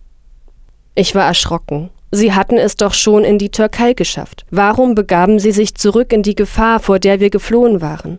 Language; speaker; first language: German; non-native, fluent; Persian